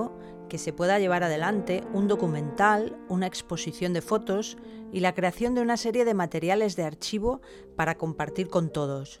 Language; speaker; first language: Spanish; native; Spanish